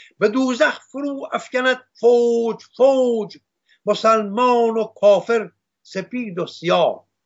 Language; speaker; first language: Persian; non-native, local second language; Armenian